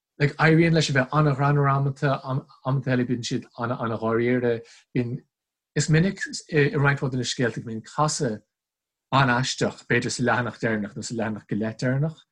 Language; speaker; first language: Irish; non-native, local second language; English